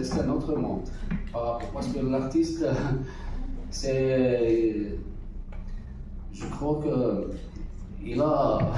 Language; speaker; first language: French; non-native, local second language; Arabic